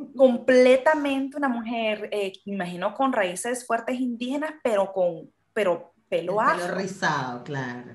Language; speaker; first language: Spanish; native; Spanish